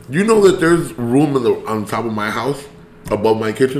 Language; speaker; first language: English; early bilingual, other home language; Spanish